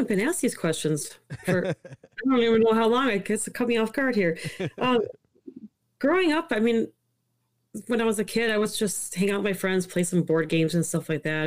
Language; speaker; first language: English; early bilingual, other home language; Italian